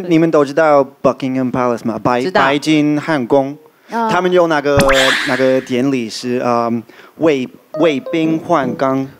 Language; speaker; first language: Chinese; non-native, fluent; English